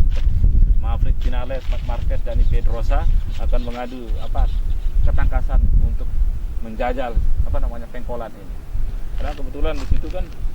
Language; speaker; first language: Indonesian; non-native, local second language; Sasak